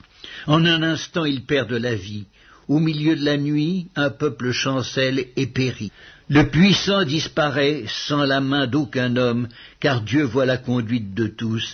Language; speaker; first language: French; native; French